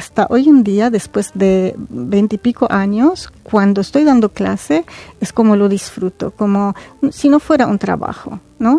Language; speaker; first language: Spanish; non-native, fluent; Arabic